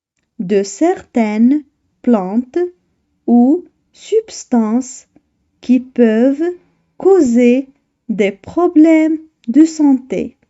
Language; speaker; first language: French; non-native, local second language; Arabic